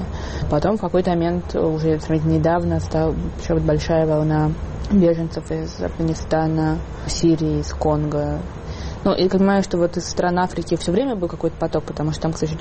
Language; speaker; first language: Russian; native; Russian